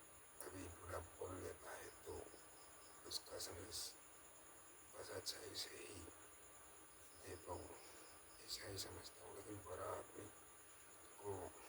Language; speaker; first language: Hindi; non-native, local second language; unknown